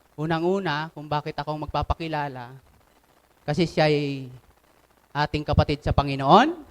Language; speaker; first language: Filipino; non-native, local second language; Bikol